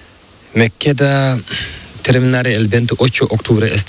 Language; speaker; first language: Spanish; non-native, learner; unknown